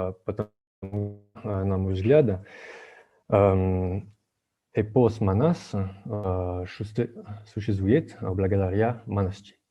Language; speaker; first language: Russian; non-native, fluent; French